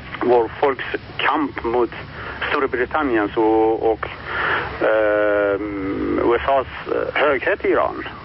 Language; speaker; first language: Swedish; non-native, fluent; Persian